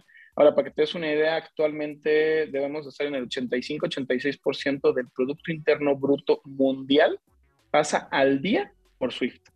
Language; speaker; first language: Spanish; native; Spanish